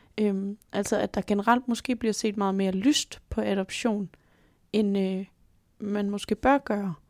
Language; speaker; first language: Danish; native; Danish